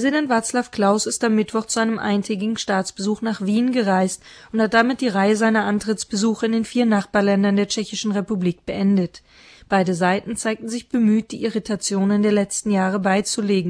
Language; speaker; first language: German; native; German